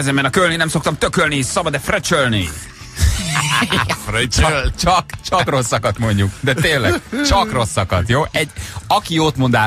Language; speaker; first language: Hungarian; native; Hungarian